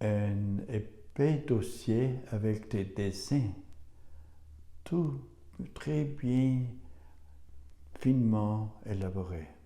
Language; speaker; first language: French; non-native, learner; German